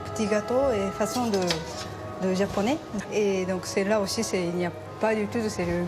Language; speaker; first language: French; non-native, learner; Japanese